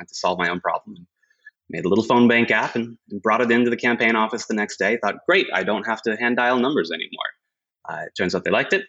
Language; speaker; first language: English; native; English